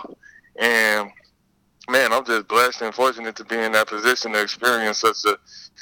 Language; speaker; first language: English; native; English